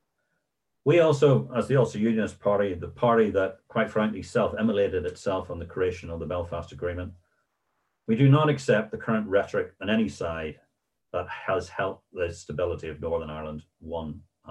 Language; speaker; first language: English; native; English